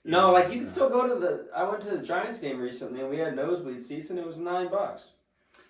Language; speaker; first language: English; native; English